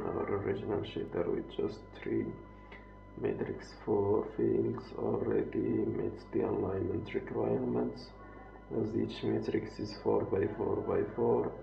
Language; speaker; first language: English; non-native, fluent; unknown